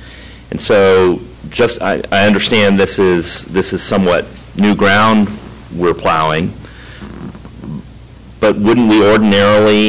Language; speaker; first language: English; native; English